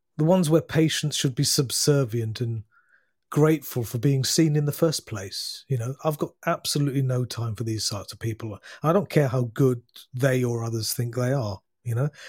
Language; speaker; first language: English; native; English